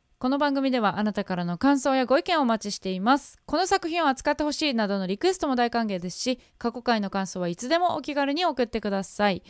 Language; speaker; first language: Japanese; native; Japanese